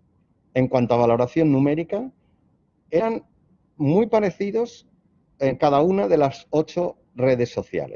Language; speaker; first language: Spanish; native; Spanish